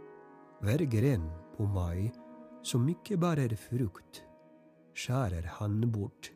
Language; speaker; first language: Norwegian; non-native, fluent; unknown